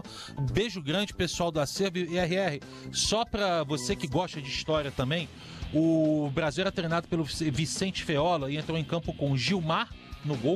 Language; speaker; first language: Portuguese; native; Portuguese